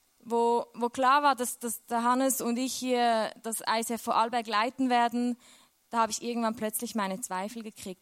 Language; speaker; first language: German; native; German